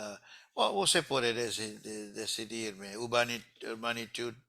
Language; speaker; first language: Portuguese; non-native, fluent; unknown